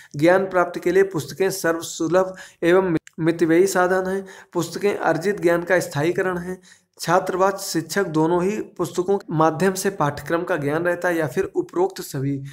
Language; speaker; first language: Hindi; native; Hindi